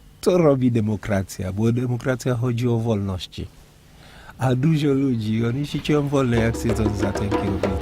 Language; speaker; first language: Polish; non-native, learner; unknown